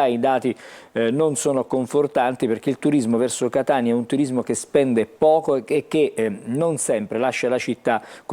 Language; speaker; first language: Italian; native; Italian